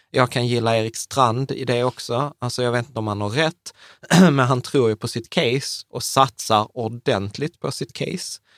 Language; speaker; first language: Swedish; early bilingual, other home language; Czech